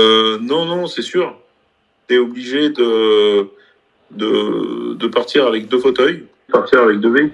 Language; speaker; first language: French; native; French